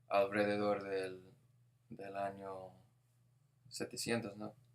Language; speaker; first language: Spanish; non-native, fluent; English